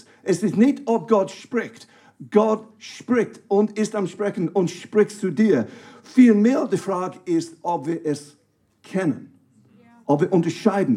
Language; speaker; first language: German; non-native, fluent; English